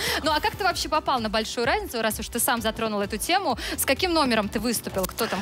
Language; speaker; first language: Russian; native; Russian